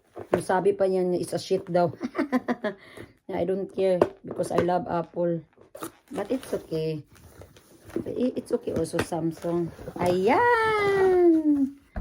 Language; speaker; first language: English; non-native, local second language; Filipino